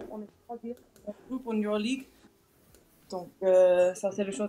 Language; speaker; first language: French; non-native, fluent; English